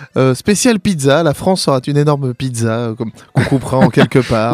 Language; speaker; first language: French; native; French